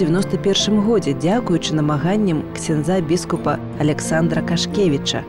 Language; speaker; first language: Belarusian; native; Belarusian